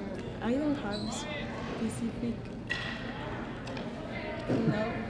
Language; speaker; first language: English; non-native, learner; Spanish